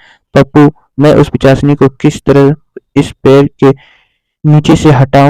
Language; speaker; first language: Hindi; native; Hindi